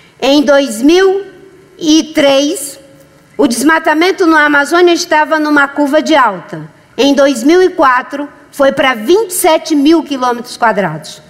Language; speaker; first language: Portuguese; native; Portuguese